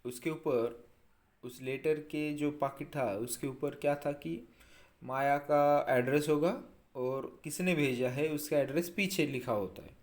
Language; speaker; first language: Hindi; non-native, local second language; Marathi